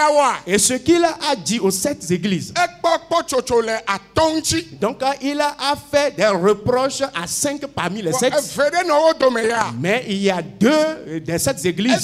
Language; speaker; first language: French; non-native, local second language; Ewe